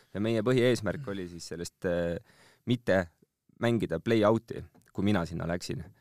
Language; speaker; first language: Estonian; native; Estonian